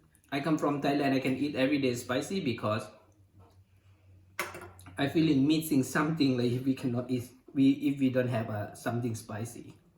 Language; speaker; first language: English; non-native, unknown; Thai